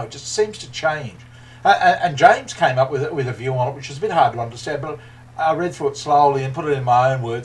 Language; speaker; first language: English; native; English